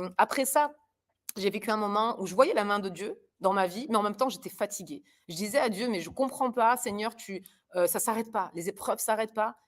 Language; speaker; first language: French; early bilingual, other home language; German